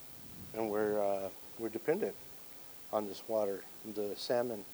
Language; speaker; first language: English; native; English